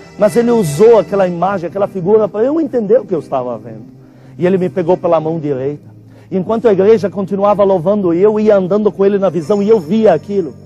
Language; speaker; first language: Portuguese; non-native, fluent; Arabic